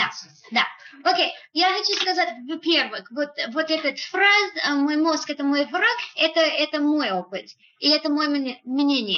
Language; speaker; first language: Russian; non-native, fluent; English